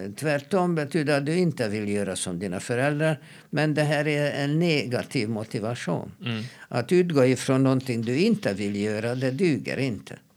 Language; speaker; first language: Swedish; non-native, fluent; Hungarian